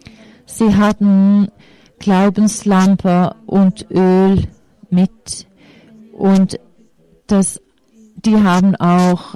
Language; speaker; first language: German; non-native, fluent; Finnish